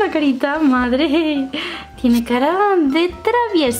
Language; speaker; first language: Spanish; native; Spanish